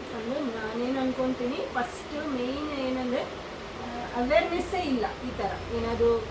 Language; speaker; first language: Kannada; non-native, local second language; Telugu